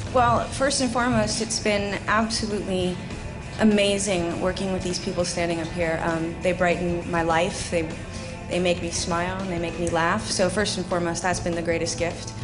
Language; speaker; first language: English; native; English